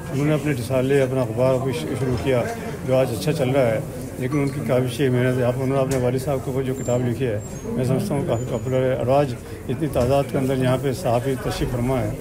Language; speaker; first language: Urdu; native; Urdu